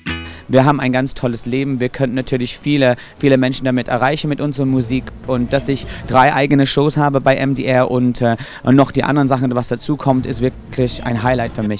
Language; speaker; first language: German; non-native, fluent; English